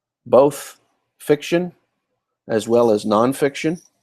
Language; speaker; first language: English; native; English